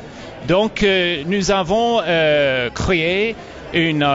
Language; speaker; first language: French; non-native, fluent; English